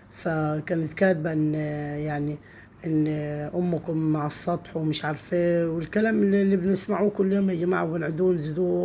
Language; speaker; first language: Arabic; native; Arabic